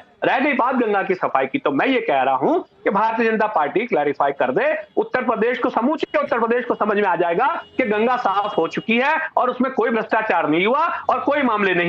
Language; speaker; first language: Hindi; native; Hindi